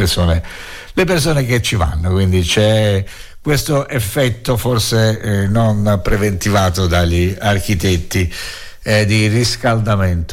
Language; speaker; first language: Italian; native; Italian